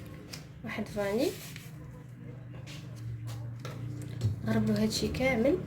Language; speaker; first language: Arabic; native; Arabic